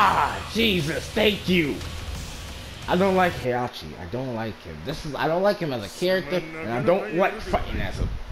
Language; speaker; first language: English; native; English